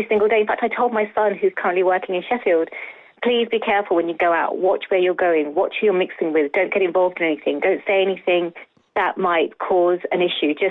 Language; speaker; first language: English; native; English